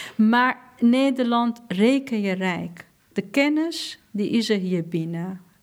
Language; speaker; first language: Dutch; non-native, fluent; Persian